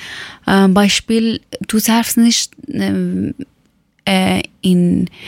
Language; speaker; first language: German; non-native, learner; Persian